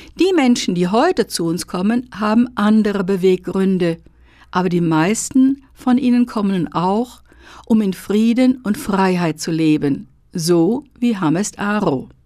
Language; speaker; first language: German; native; German